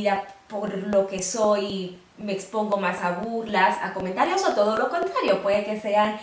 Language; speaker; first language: Spanish; native; Spanish